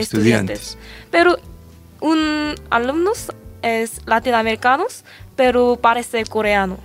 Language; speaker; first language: Spanish; non-native, learner; Korean